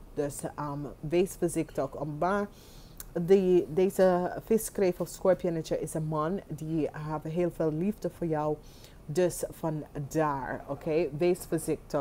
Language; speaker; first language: Dutch; non-native, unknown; English